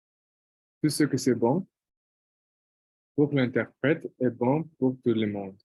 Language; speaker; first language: French; non-native, fluent; Portuguese